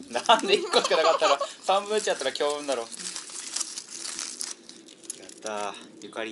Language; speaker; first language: Japanese; native; Japanese